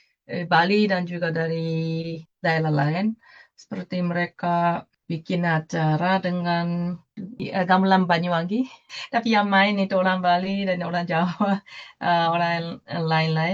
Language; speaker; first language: Indonesian; non-native, fluent; Japanese